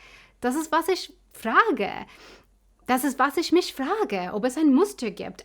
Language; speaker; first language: German; non-native, fluent; English